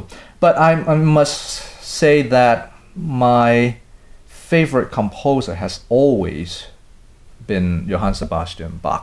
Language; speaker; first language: English; non-native, local second language; Cantonese